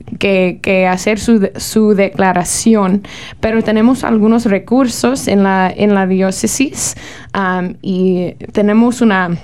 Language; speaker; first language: Spanish; non-native, learner; English